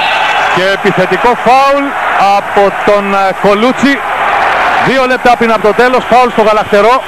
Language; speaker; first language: Greek; native; Greek